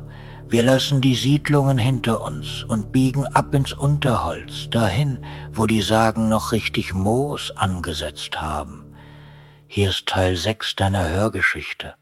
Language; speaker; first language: German; native; German